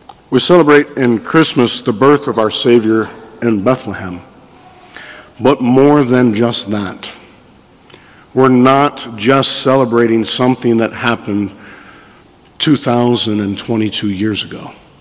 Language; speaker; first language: English; native; English